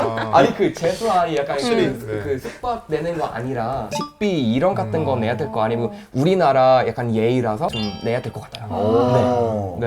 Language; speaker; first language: Korean; non-native, fluent; Swedish